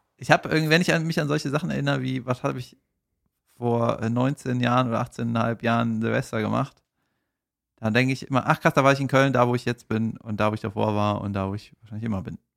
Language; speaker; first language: German; native; German